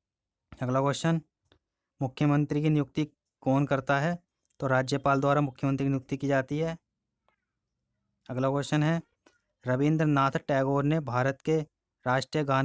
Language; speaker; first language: Hindi; native; Hindi